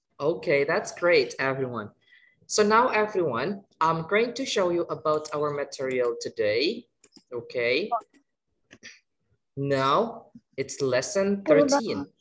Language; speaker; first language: English; non-native, fluent; Indonesian